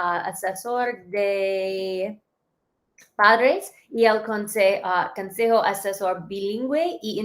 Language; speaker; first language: Spanish; early bilingual, heritage; English